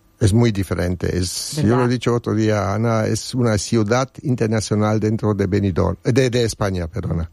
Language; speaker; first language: Spanish; non-native, learner; German